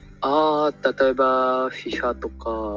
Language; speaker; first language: Japanese; non-native, learner; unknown